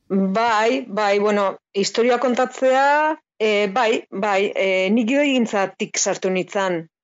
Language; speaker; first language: Basque; native; Basque